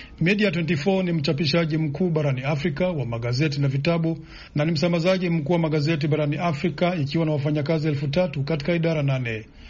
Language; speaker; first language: Swahili; non-native, local second language; Rundi